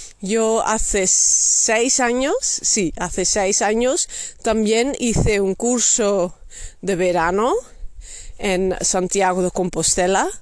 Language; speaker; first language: Spanish; non-native, fluent; Dutch